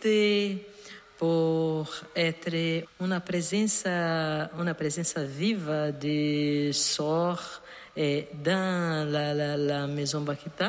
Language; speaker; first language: French; non-native, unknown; Portuguese